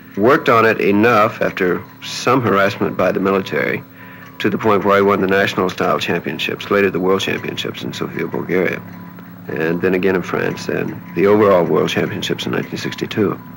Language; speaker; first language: English; native; English